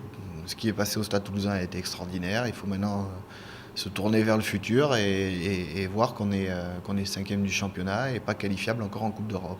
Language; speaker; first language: French; native; French